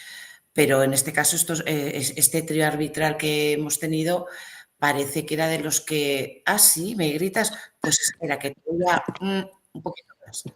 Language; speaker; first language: Spanish; native; Spanish